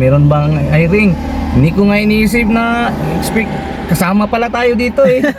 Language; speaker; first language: Filipino; non-native, local second language; Cebuano